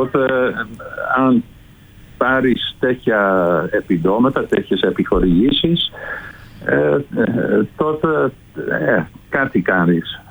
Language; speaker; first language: Greek; non-native, fluent; Dutch